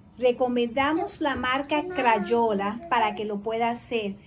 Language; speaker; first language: Spanish; native; Spanish